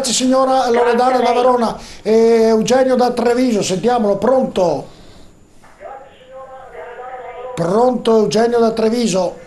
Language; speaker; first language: Italian; native; Italian